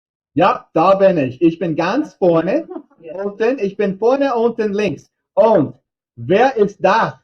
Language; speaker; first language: German; non-native, fluent; English